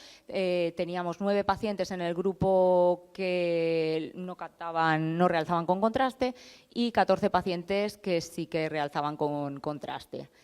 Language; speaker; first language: Spanish; native; Spanish